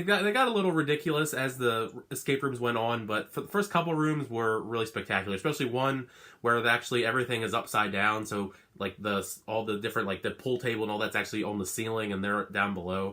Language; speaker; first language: English; native; English